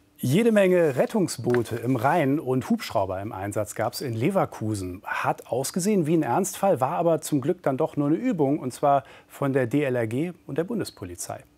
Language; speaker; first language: German; native; German